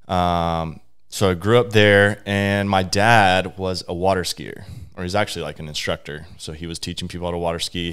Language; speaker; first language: English; native; English